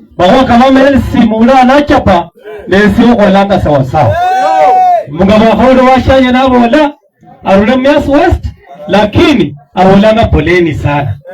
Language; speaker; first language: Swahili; non-native, local second language; Luyia